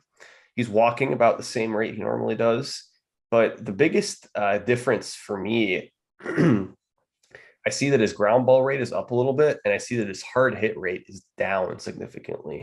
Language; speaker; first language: English; native; English